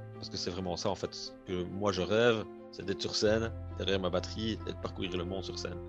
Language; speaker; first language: French; native; French